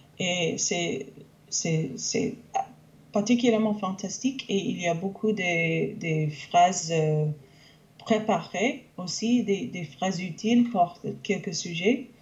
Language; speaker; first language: French; non-native, fluent; English